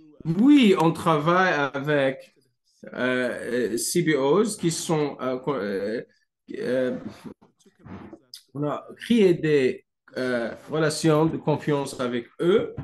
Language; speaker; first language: French; non-native, fluent; English